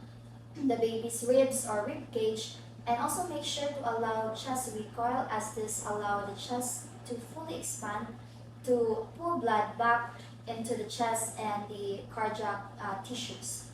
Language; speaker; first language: English; non-native, local second language; Filipino